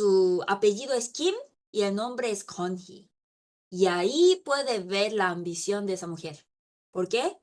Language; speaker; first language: Spanish; non-native, local second language; Korean